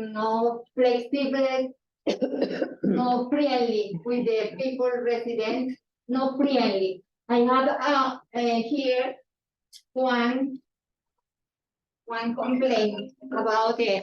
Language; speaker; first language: English; non-native, learner; Spanish